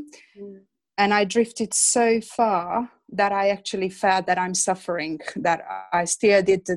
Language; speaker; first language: English; non-native, fluent; Hungarian